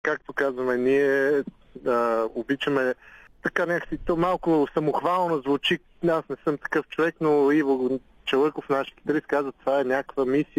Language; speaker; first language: Bulgarian; native; Bulgarian